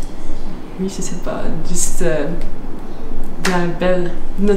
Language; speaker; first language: French; non-native, learner; Dutch